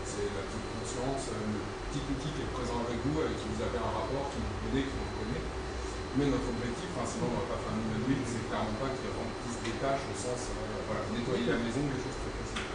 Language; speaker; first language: French; native; French